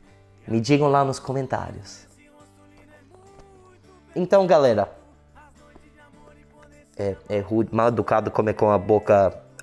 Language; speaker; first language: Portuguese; non-native, fluent; English